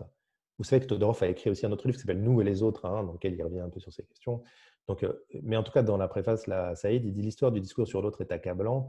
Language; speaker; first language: French; native; French